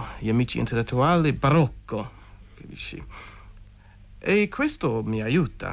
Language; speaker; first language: Italian; non-native, fluent; English